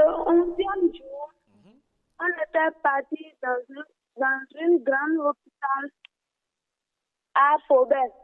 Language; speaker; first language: French; non-native, learner; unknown